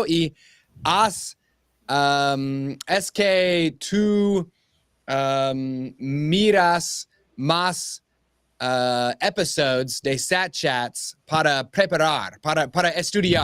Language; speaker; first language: Spanish; non-native, learner; English